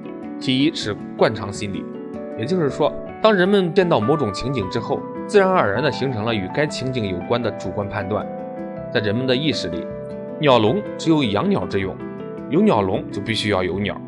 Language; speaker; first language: Chinese; native; Chinese